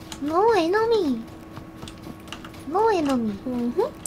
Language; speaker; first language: English; non-native, learner; Korean